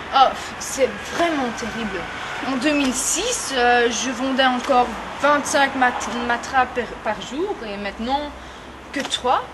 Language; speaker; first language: French; non-native, learner; Dutch